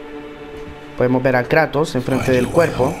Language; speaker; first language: Spanish; native; Spanish